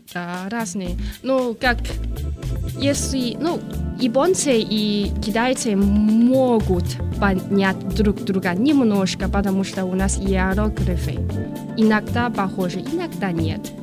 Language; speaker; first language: Russian; non-native, learner; Chinese